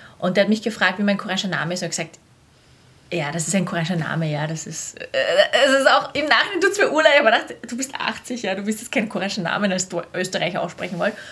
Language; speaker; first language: German; native; German